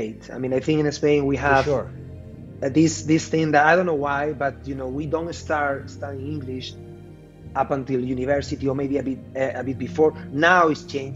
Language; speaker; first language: English; non-native, fluent; Spanish